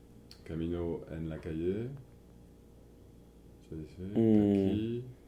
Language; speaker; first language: Spanish; non-native, fluent; French